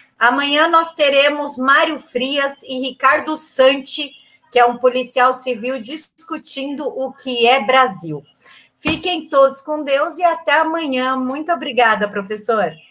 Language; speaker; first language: Portuguese; native; Portuguese